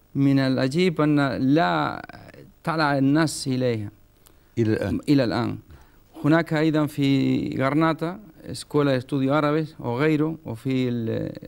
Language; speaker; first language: Arabic; non-native, learner; Spanish